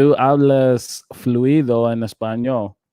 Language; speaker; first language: Spanish; non-native, learner; English